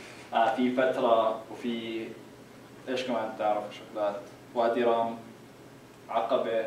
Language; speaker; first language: Arabic; native; Arabic